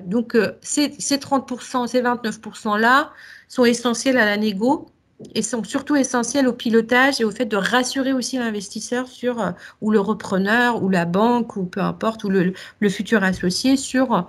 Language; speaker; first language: French; native; French